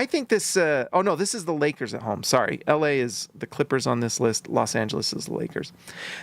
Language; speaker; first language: English; native; English